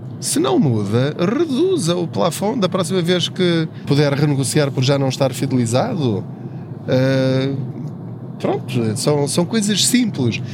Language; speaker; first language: Portuguese; native; Portuguese